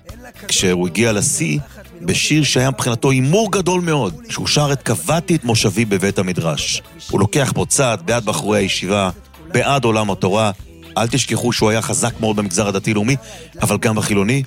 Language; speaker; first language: Hebrew; native; Hebrew